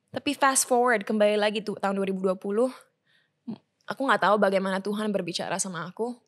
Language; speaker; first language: Indonesian; early bilingual, heritage; Indonesian